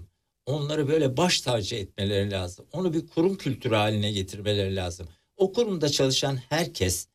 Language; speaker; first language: Turkish; native; Turkish